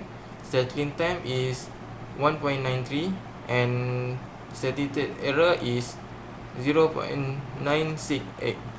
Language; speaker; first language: English; non-native, learner; Malay